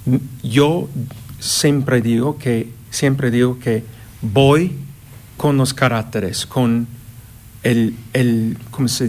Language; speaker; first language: Spanish; non-native, fluent; English